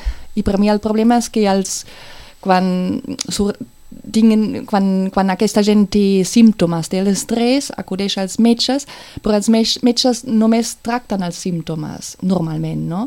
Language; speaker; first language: Catalan; non-native, fluent; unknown